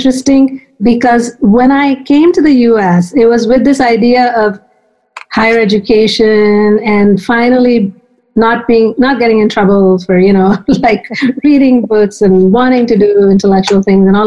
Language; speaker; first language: English; non-native, local second language; Hindi